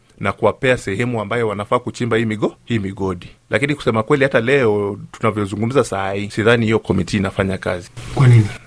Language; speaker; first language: Swahili; non-native, local second language; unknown